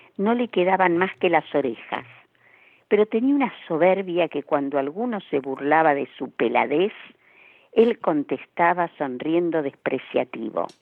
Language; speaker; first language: Spanish; native; Spanish